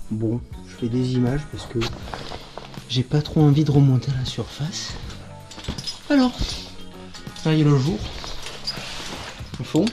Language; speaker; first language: French; native; French